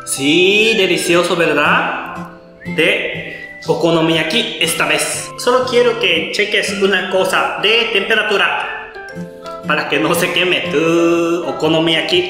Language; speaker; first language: Spanish; non-native, learner; Japanese